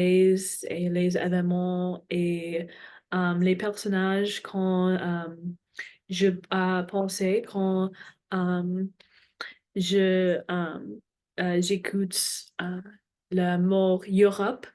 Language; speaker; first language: French; non-native, learner; English